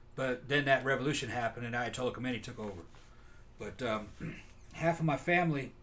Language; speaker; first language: English; native; English